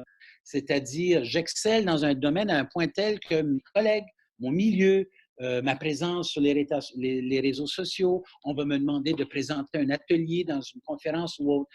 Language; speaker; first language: French; native; French